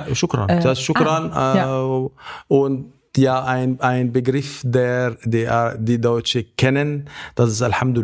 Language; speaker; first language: German; non-native, fluent; Arabic